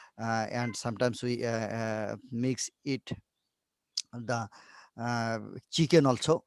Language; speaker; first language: English; non-native, learner; Bangla